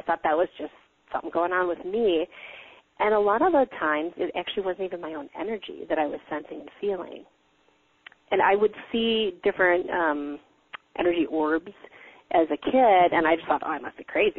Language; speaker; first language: English; native; English